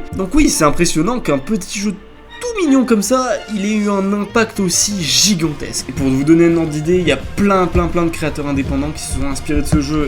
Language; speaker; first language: French; native; French